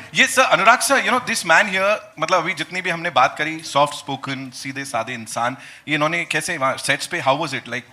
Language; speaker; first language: Hindi; native; Hindi